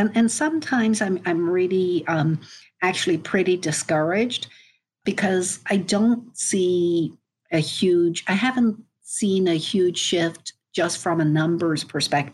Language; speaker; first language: English; native; English